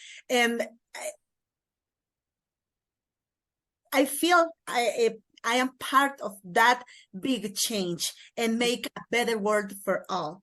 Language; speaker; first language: English; non-native, learner; Kaqchikel